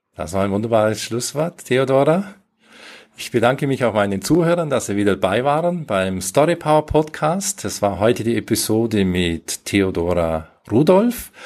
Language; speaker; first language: German; native; German